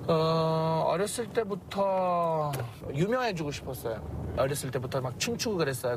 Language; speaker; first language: Korean; early bilingual, heritage; Korean